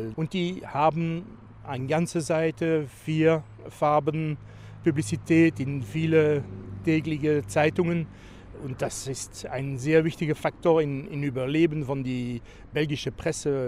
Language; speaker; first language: German; non-native, fluent; French